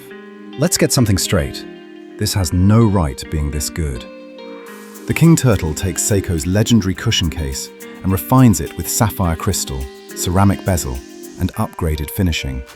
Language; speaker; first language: English; native; English